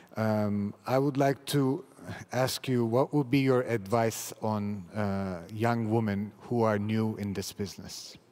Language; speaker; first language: English; non-native, fluent; Turkish